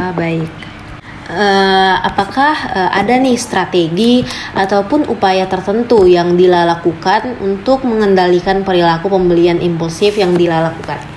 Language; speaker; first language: Indonesian; native; Indonesian